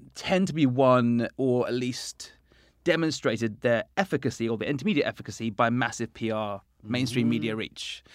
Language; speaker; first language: English; native; English